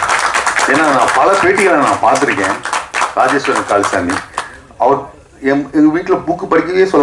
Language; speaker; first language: Tamil; native; Tamil